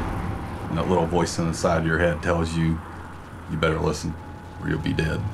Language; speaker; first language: English; native; English